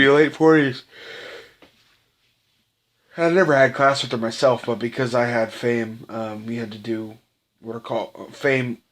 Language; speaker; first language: English; native; English